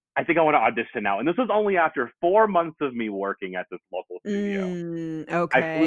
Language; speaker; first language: English; native; English